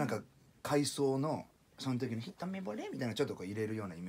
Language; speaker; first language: Japanese; native; Japanese